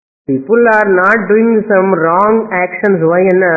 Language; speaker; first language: English; non-native, local second language; Tamil